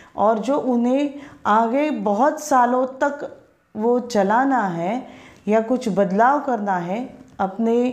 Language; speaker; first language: Hindi; non-native, local second language; Marathi